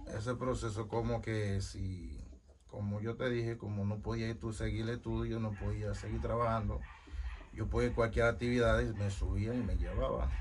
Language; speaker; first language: Spanish; non-native, fluent; Haitian Creole